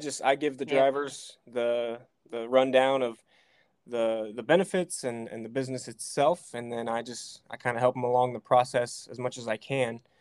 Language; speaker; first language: English; native; English